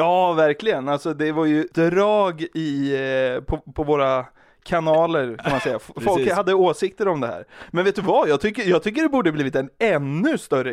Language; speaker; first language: Swedish; native; Swedish